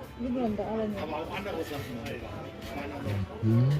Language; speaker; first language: German; non-native, fluent; Polish